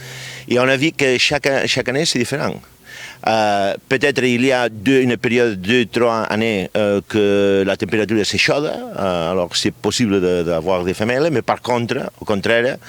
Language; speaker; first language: French; non-native, fluent; Catalan